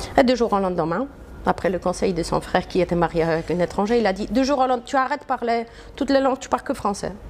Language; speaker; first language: French; non-native, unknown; Polish